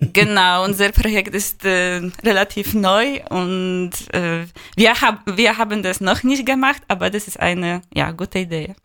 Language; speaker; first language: German; non-native, fluent; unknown